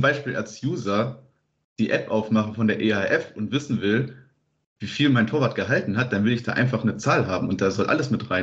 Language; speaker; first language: German; native; German